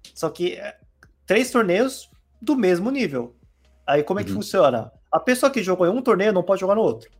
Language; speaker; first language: Portuguese; non-native, fluent; Korean